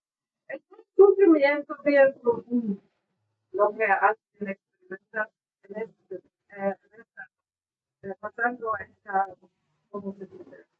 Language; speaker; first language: Spanish; non-native, learner; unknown